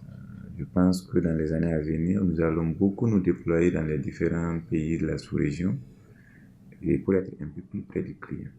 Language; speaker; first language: French; non-native, local second language; Mossi